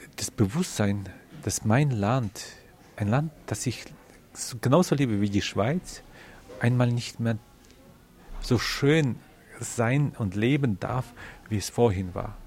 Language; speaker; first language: German; non-native, fluent; Ukrainian